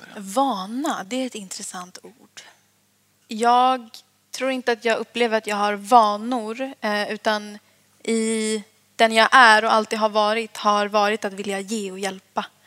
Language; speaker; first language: Swedish; native; Swedish